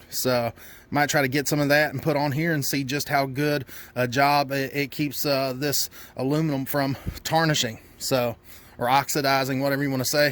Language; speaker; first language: English; native; English